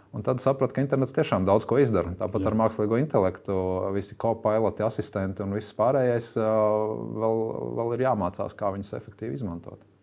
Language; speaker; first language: Latvian; native; Latvian